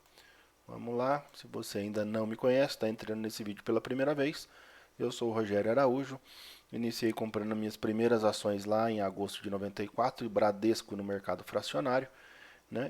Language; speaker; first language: Portuguese; native; Portuguese